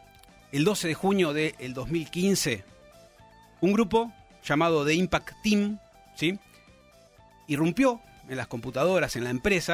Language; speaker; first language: Spanish; native; Spanish